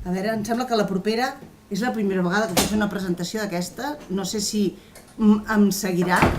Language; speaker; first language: Catalan; non-native, local second language; Spanish